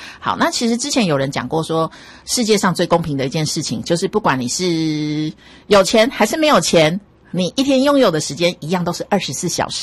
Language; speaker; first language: Chinese; native; Chinese